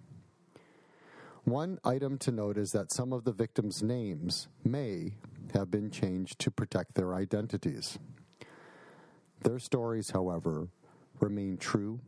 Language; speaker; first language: English; native; English